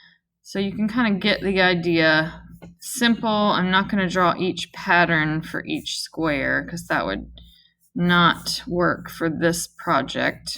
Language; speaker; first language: English; native; English